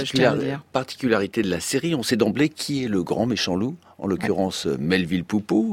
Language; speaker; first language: French; native; French